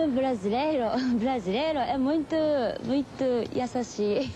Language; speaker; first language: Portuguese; non-native, fluent; Japanese